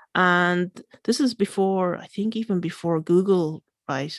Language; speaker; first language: English; native; English